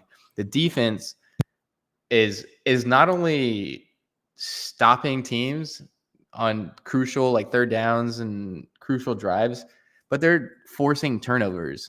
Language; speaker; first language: English; native; English